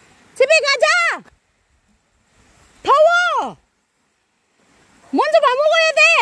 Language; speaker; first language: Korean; non-native, learner; Filipino